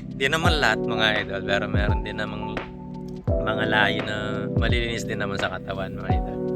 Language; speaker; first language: Filipino; non-native, local second language; Pampanga